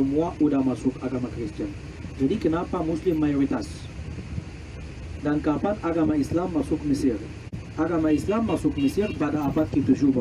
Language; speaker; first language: Indonesian; non-native, fluent; Arabic